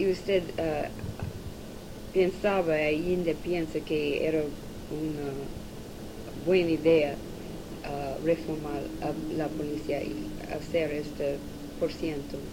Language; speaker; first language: Spanish; non-native, learner; English